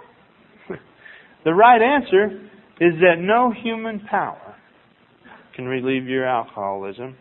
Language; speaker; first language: English; native; English